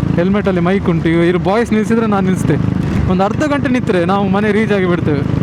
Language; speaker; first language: Kannada; non-native, local second language; Tulu